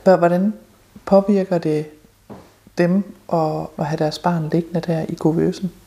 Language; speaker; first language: Danish; native; Danish